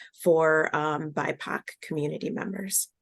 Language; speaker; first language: English; native; English